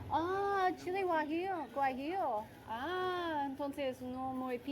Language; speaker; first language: Spanish; non-native, learner; English